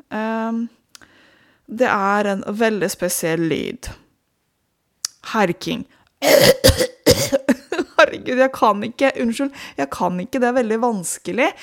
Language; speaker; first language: Norwegian; non-native, fluent; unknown